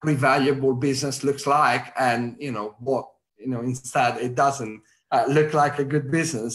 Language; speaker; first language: English; non-native, fluent; Italian